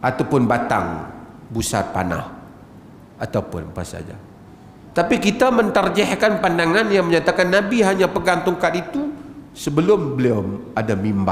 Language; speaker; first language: Malay; native; Malay